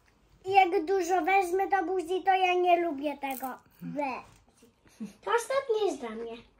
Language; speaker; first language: Polish; early bilingual, heritage; Polish